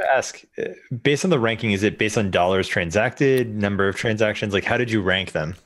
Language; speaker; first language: English; native; English